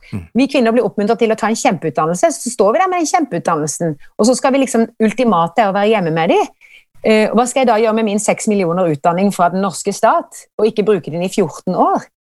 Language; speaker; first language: Norwegian; native; Norwegian